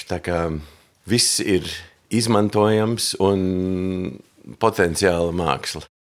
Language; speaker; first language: Latvian; early bilingual, heritage; Latvian